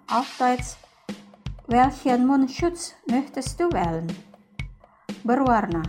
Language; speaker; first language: German; non-native, fluent; Indonesian